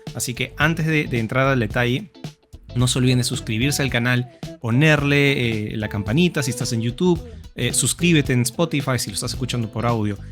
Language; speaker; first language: Spanish; native; Spanish